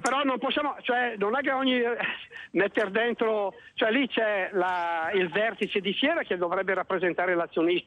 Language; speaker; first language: Italian; native; Italian